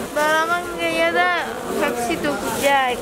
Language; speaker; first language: Turkish; non-native, learner; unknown